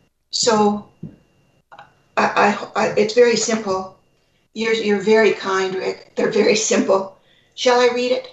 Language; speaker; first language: English; native; English